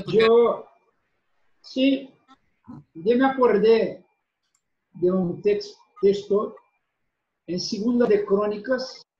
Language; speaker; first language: Spanish; non-native, fluent; Portuguese